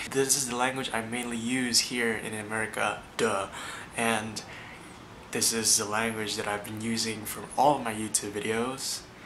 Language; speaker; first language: English; early bilingual, other home language; Indonesian